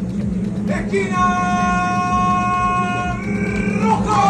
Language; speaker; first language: Spanish; native; Spanish